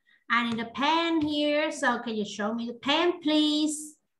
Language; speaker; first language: English; non-native, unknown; Vietnamese